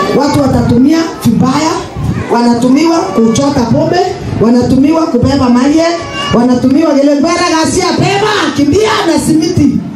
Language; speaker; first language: Swahili; non-native, local second language; Kalenjin